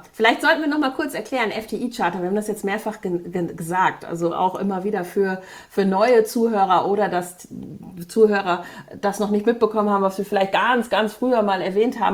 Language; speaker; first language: German; native; German